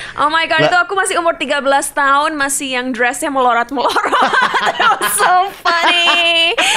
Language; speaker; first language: Indonesian; early bilingual, heritage; Indonesian